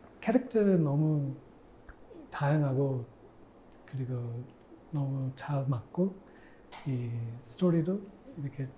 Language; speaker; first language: Korean; non-native, fluent; English